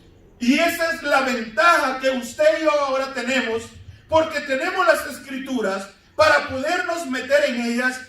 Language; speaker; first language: Spanish; native; Spanish